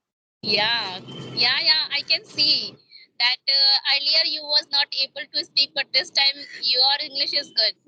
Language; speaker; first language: English; non-native, learner; Hindi